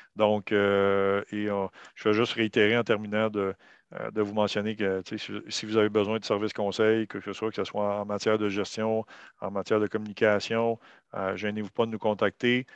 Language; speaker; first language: French; native; French